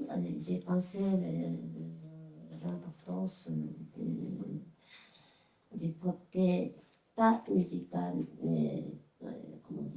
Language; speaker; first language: French; non-native, fluent; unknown